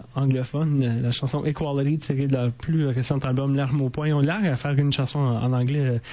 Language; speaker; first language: French; native; French